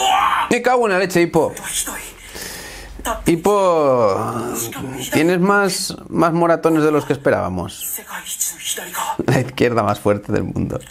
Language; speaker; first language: Spanish; native; Spanish